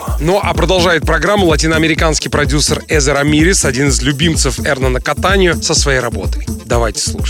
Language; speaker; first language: Russian; native; Russian